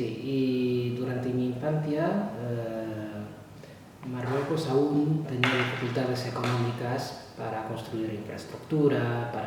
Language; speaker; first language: Spanish; non-native, fluent; Arabic